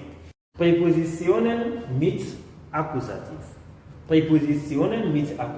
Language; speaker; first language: German; non-native, fluent; French